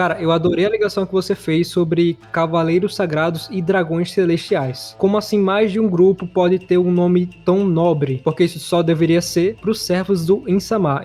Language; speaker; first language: Portuguese; native; Portuguese